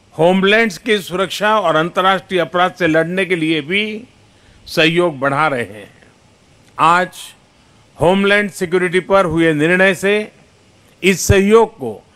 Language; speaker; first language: Hindi; non-native, local second language; Gujarati